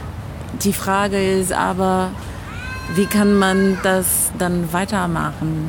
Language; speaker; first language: German; non-native, fluent; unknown